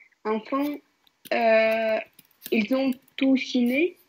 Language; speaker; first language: French; non-native, learner; Russian